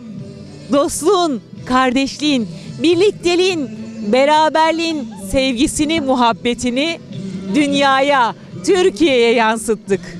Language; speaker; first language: Turkish; native; Turkish